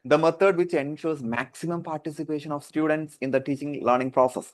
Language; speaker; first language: English; non-native, local second language; Malayalam